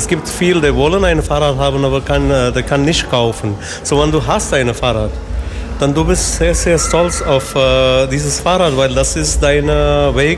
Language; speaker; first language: German; non-native, learner; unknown